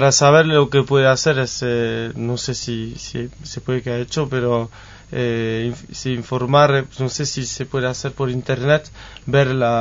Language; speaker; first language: Spanish; non-native, fluent; French